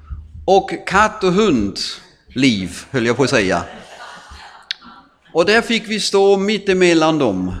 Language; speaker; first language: Swedish; non-native, fluent; German